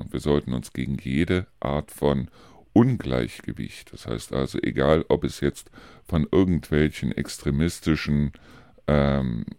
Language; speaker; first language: German; native; German